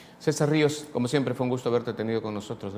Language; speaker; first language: Spanish; native; Spanish